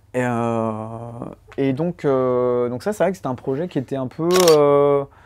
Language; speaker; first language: French; native; French